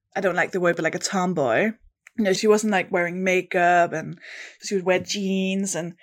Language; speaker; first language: English; non-native, fluent; Danish